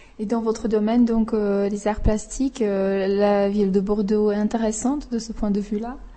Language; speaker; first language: French; non-native, fluent; Czech